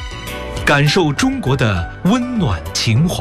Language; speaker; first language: Chinese; native; Chinese